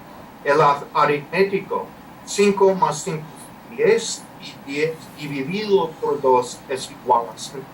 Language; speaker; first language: Spanish; non-native, fluent; English